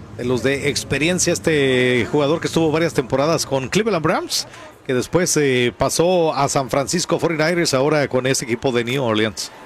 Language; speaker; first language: Spanish; native; Spanish